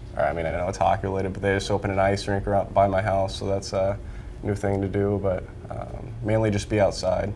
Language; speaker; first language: English; native; English